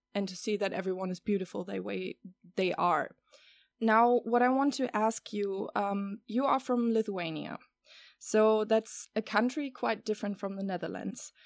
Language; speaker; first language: English; non-native, fluent; German